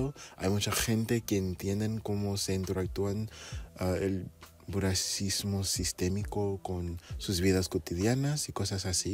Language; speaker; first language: Spanish; non-native, fluent; English